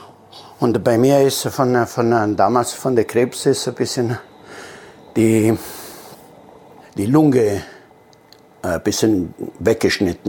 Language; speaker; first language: German; non-native, fluent; Italian